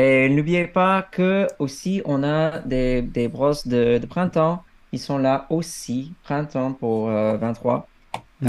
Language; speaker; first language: French; non-native, fluent; English